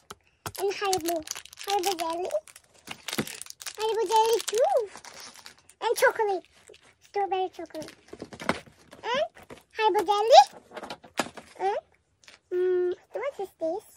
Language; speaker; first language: English; non-native, learner; Korean